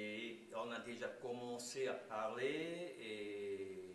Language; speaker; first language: French; non-native, local second language; German